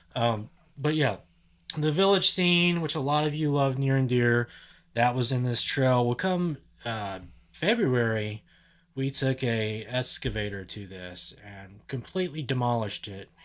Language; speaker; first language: English; native; English